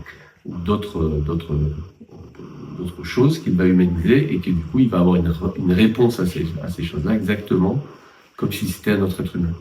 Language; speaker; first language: French; native; French